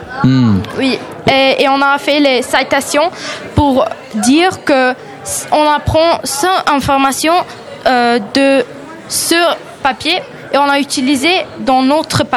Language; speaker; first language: French; non-native, learner; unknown